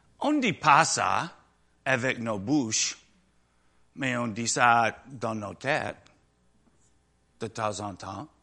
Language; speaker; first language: French; non-native, learner; English